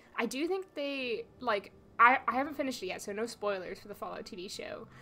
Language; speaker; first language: English; native; English